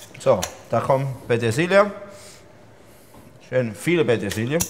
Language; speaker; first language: German; non-native, learner; Italian